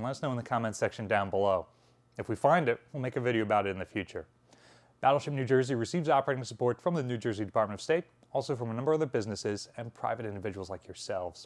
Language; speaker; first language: English; native; English